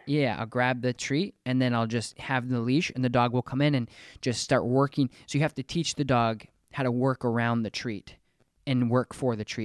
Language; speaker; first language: English; native; English